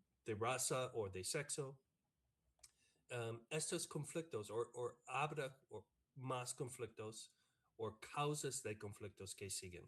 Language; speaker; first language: Spanish; non-native, fluent; English